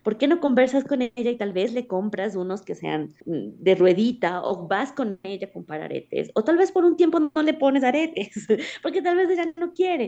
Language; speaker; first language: Spanish; native; Spanish